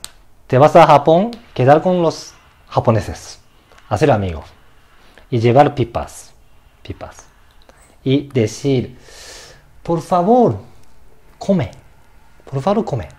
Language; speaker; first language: Spanish; non-native, learner; Japanese